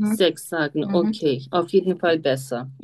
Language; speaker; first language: German; non-native, fluent; Turkish